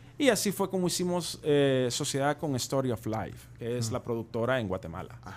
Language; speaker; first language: Spanish; native; Spanish